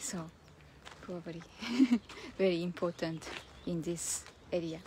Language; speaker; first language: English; non-native, learner; Japanese